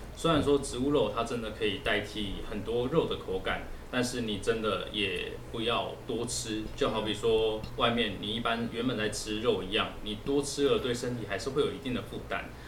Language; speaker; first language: Chinese; native; Chinese